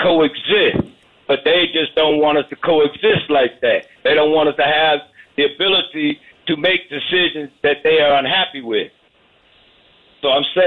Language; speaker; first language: English; native; English